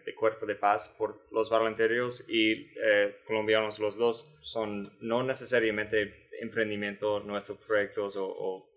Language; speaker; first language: Spanish; non-native, learner; English